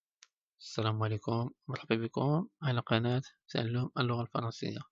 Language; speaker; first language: Arabic; native; Arabic